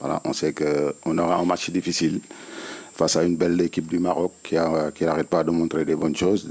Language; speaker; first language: French; non-native, local second language; Wolof